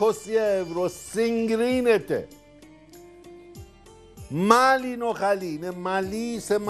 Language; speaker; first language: Greek; non-native, learner; Persian